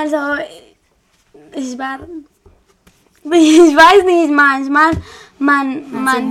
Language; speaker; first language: German; non-native, learner; Spanish